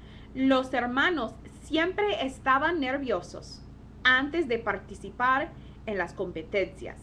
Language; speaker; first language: Spanish; non-native, fluent; English